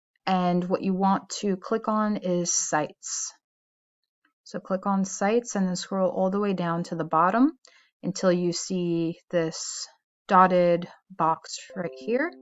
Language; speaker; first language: English; native; English